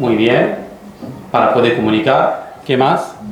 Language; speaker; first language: Spanish; non-native, fluent; Arabic